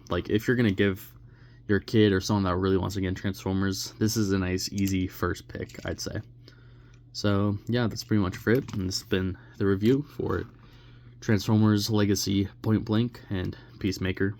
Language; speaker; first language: English; native; English